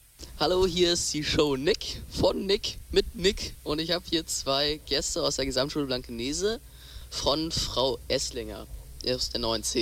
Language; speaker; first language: German; native; German